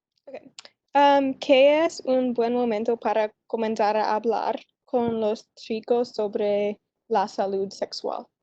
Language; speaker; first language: Spanish; non-native, learner; English